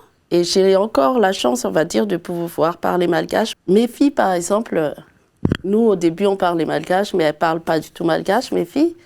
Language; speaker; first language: French; non-native, local second language; Malagasy